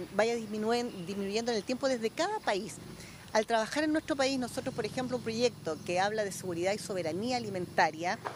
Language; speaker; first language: Spanish; native; Spanish